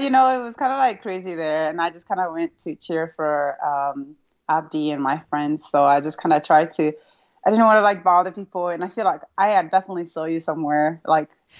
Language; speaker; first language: English; non-native, fluent; Rundi